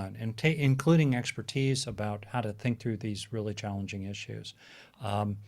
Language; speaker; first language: English; native; English